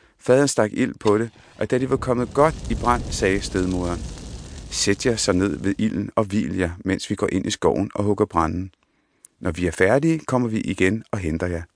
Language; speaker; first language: Danish; early bilingual, other home language; Punjabi